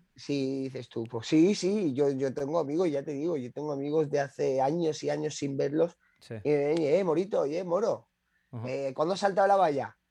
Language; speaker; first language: Spanish; native; Spanish